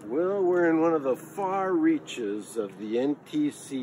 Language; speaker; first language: English; native; English